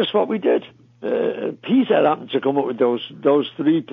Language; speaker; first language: English; native; English